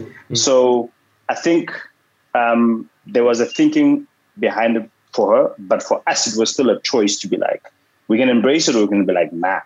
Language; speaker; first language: English; non-native, local second language; Xhosa